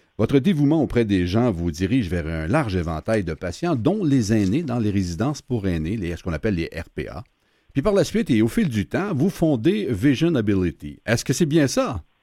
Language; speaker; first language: French; native; French